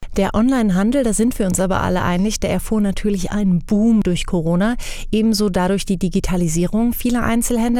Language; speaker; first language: German; native; German